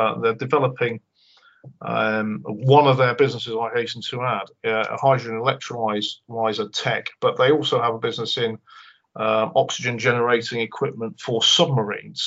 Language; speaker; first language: English; native; English